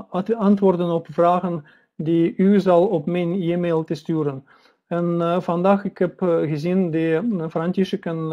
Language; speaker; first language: Dutch; non-native, learner; Russian